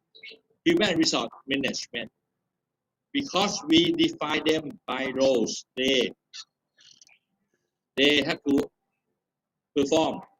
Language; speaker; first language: English; non-native, fluent; Thai